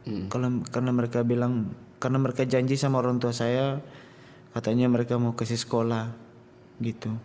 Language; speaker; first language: Indonesian; non-native, local second language; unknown